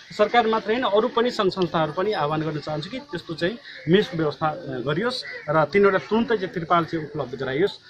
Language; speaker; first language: Nepali; non-native, local second language; Maithili